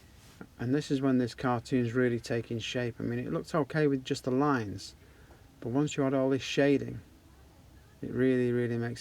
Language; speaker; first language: English; native; English